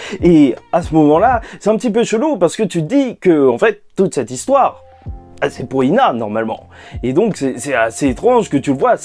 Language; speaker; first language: French; native; French